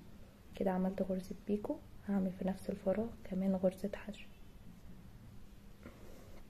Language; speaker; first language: Arabic; native; Arabic